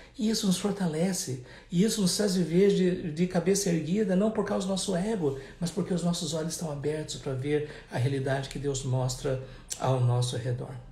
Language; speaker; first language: Portuguese; native; Portuguese